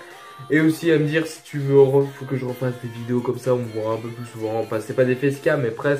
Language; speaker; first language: French; native; French